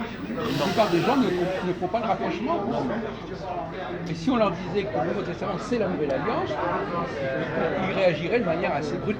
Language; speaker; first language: French; native; French